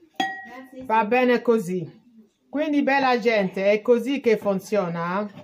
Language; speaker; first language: Italian; non-native, learner; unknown